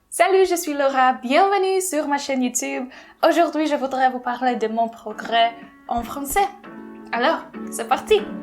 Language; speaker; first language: French; non-native, learner; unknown